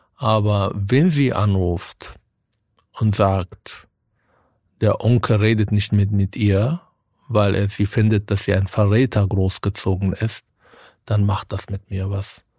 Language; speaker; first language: German; non-native, fluent; Arabic